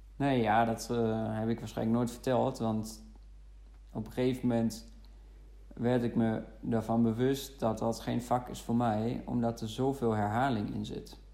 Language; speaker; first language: Dutch; non-native, fluent; German